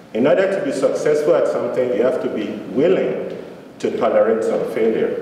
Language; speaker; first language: English; non-native, local second language; Yoruba